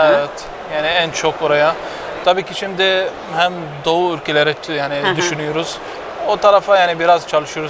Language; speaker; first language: Turkish; non-native, fluent; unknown